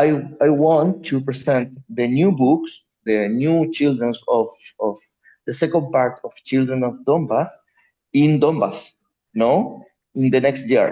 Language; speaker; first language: English; non-native, learner; Spanish